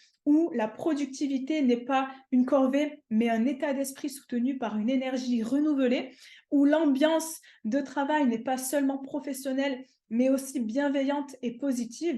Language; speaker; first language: French; native; French